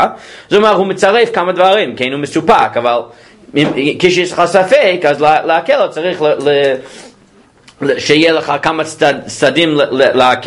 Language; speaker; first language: Hebrew; non-native, fluent; English